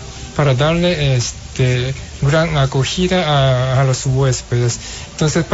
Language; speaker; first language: Spanish; non-native, fluent; Japanese